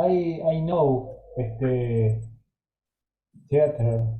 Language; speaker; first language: English; non-native, learner; Spanish